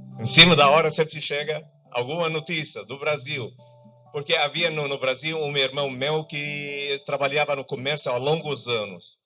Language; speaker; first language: Portuguese; non-native, fluent; Arabic